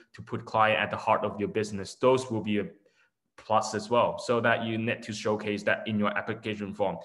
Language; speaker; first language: English; non-native, local second language; Cantonese